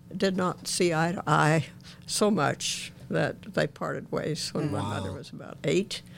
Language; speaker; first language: English; native; English